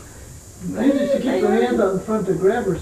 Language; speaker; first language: English; native; English